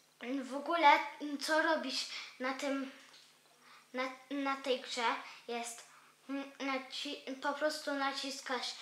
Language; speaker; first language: Polish; early bilingual, heritage; Polish